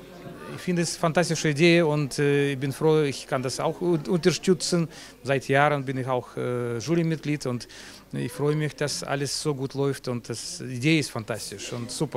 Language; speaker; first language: German; non-native, fluent; Russian